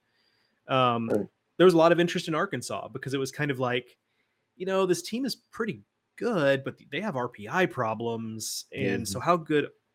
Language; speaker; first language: English; native; English